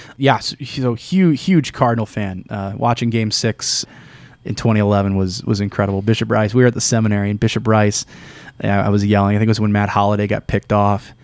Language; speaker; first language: English; native; English